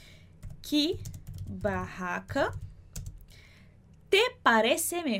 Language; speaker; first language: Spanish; non-native, fluent; Portuguese